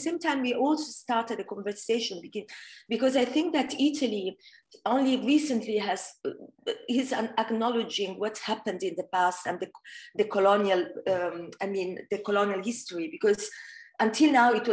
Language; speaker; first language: English; non-native, fluent; Italian